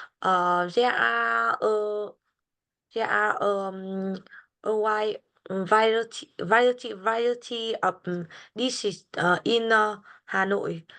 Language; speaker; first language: English; non-native, learner; Vietnamese